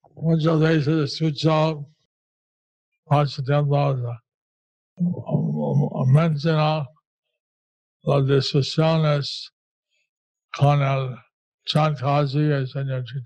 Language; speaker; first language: Spanish; non-native, learner; English